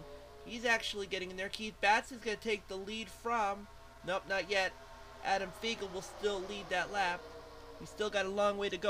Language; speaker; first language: English; native; English